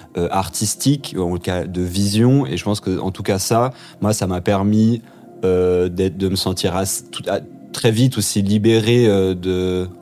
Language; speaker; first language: French; native; French